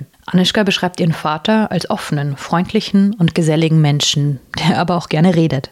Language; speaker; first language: German; native; German